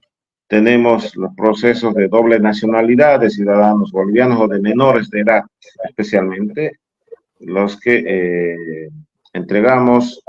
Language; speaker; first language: Spanish; native; Spanish